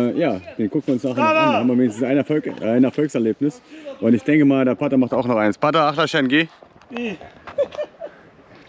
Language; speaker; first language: German; native; German